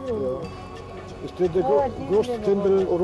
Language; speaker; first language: German; non-native, fluent; Italian